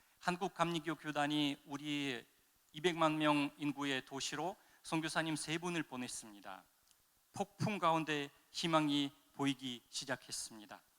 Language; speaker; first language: Korean; non-native, fluent; Russian